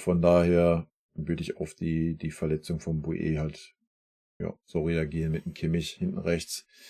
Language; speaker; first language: German; native; German